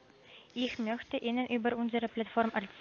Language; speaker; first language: German; non-native, learner; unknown